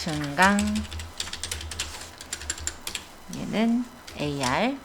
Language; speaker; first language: Korean; native; Korean